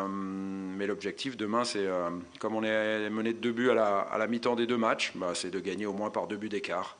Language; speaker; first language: French; native; French